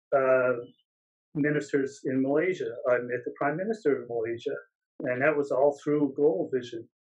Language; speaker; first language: English; native; English